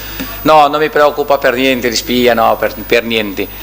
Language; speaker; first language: Italian; non-native, fluent; Portuguese